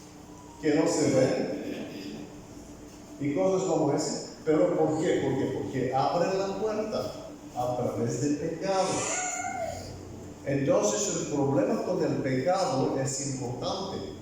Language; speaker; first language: Spanish; non-native, fluent; Bulgarian